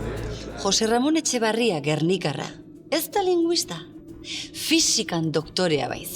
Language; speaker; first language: Basque; native; Basque